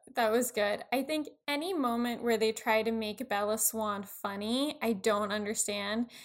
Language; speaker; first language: English; native; English